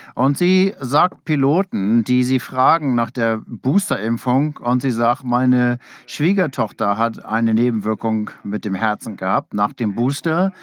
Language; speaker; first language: German; non-native, fluent; English